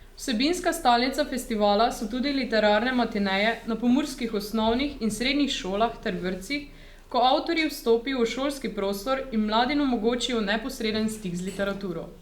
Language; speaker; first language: Slovenian; native; Slovenian